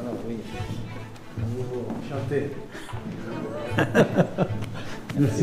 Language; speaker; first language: French; non-native, fluent; Spanish